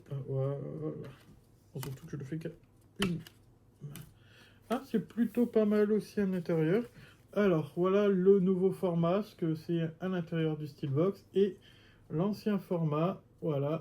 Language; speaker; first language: French; native; French